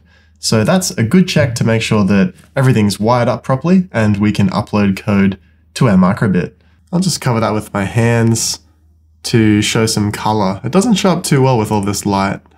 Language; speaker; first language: English; native; English